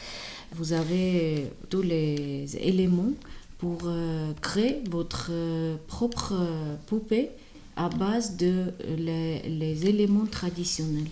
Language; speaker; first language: French; non-native, fluent; Armenian